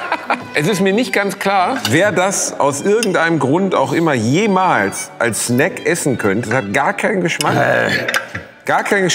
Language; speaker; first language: German; native; German